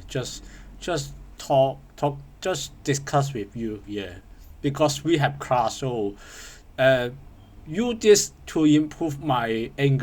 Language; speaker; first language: English; non-native, learner; Cantonese